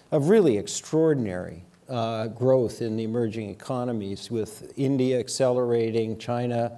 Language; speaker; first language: English; native; English